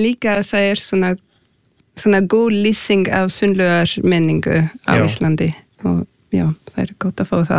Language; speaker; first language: Icelandic; non-native, fluent; French